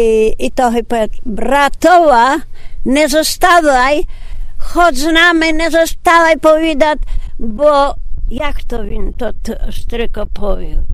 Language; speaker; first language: Polish; non-native, local second language; Rusyn